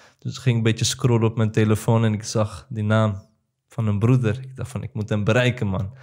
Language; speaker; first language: Dutch; early bilingual, other home language; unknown